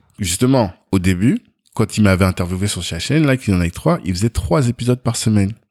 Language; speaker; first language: French; native; French